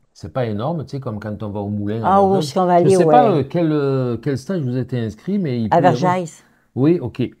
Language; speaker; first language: French; native; French